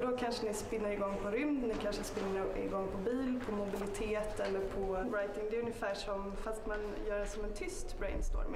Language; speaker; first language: Swedish; native; Swedish